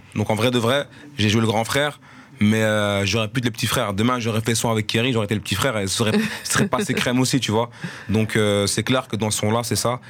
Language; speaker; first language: French; native; French